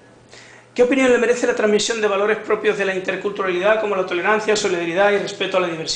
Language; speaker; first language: Spanish; native; Spanish